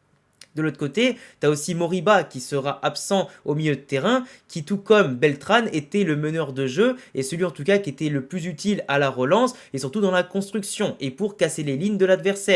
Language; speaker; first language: French; native; French